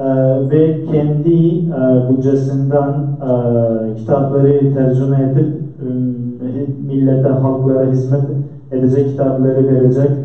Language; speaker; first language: Turkish; non-native, fluent; Central Kurdish